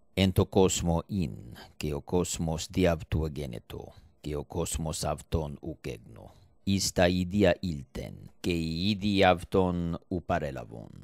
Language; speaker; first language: Greek; non-native, fluent; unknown